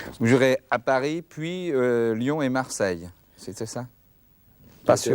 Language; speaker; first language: French; native; French